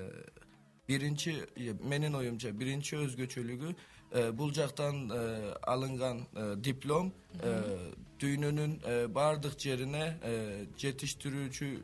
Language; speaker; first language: Kyrgyz; non-native, learner; Turkish